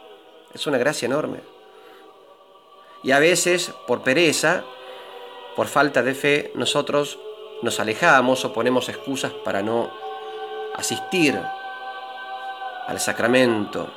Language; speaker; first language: Spanish; native; Spanish